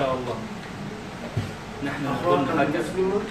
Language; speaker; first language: Arabic; non-native, learner; Urdu